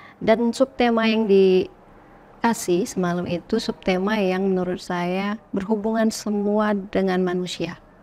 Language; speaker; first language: Indonesian; native; Indonesian